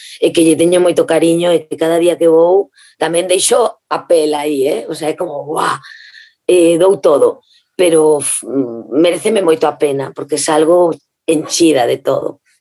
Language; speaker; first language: Galician; native; Galician